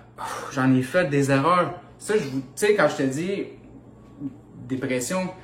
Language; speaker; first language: French; native; French